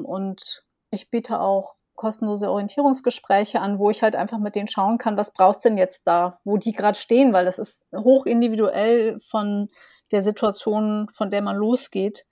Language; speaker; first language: German; native; German